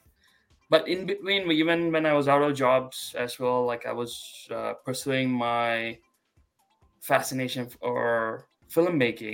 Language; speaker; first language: English; non-native, local second language; Malayalam